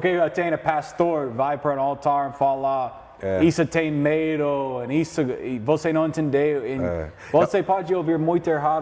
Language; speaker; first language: Portuguese; non-native, learner; English